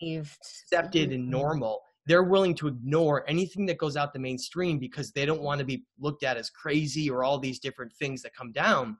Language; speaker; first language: English; native; English